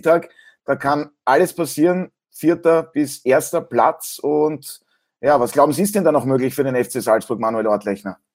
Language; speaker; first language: German; native; German